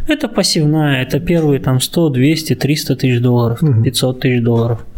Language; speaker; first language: Russian; native; Russian